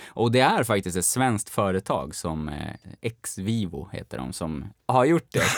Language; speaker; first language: Swedish; native; Swedish